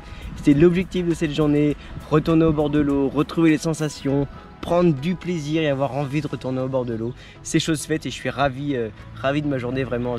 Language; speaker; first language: French; native; French